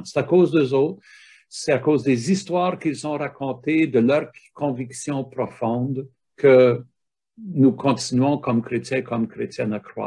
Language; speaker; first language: French; native; French